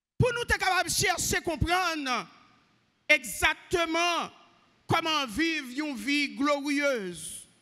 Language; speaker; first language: French; non-native, local second language; Haitian Creole